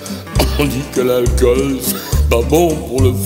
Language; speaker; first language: French; native; French